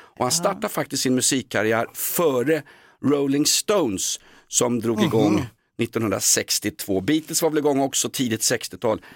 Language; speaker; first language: Swedish; native; Swedish